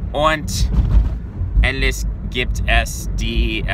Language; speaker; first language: German; non-native, learner; English